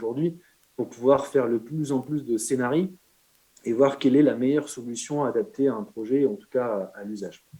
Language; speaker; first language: French; native; French